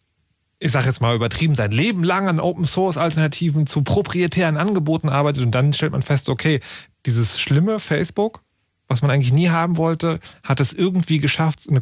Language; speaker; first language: German; native; German